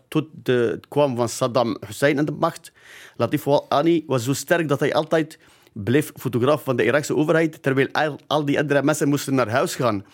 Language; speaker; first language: Dutch; non-native, fluent; Kurdish